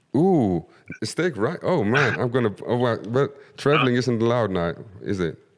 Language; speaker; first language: English; non-native, fluent; Dutch